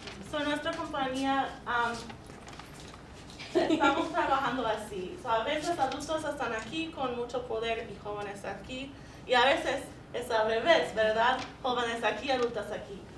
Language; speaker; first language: Spanish; non-native, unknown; English